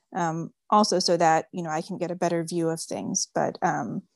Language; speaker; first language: English; early bilingual, other home language; French